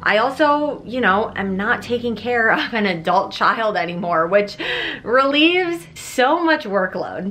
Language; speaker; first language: English; native; English